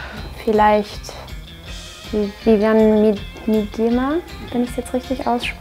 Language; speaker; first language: German; native; German